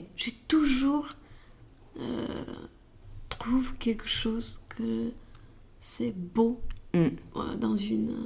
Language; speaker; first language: French; non-native, learner; Romanian